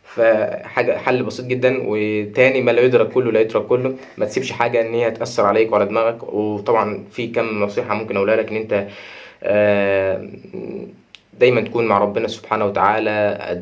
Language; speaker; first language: Arabic; native; Arabic